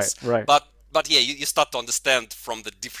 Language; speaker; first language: English; non-native, fluent; Russian